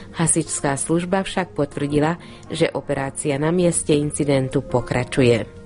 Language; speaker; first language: Slovak; non-native, local second language; Hungarian